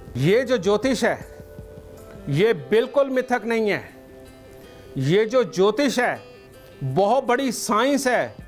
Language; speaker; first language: Hindi; native; Hindi